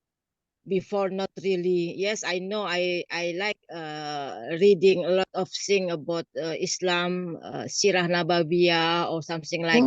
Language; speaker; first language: English; non-native, learner; Indonesian